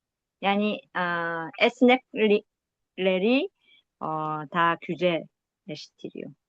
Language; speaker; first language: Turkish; non-native, learner; Korean